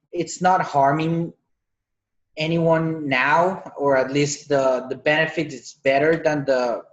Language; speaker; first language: English; non-native, fluent; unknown